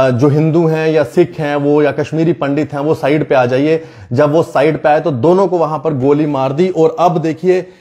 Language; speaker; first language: Hindi; native; Hindi